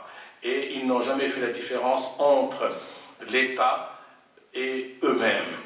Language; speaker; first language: French; non-native, local second language; Arabic